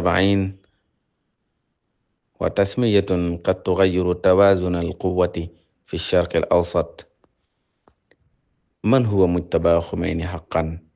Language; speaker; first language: Arabic; non-native, fluent; Wolof